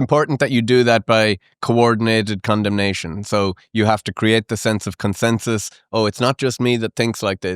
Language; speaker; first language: English; native; English